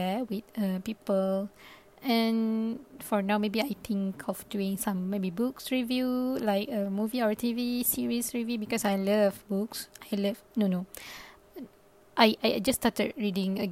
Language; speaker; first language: English; non-native, local second language; Malay